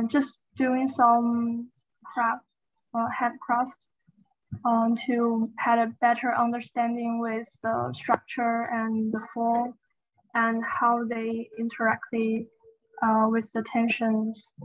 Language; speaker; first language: English; non-native, fluent; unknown